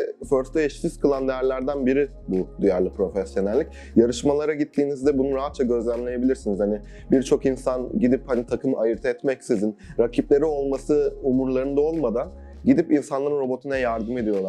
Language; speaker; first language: Turkish; native; Turkish